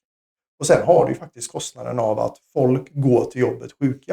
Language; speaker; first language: Swedish; native; Swedish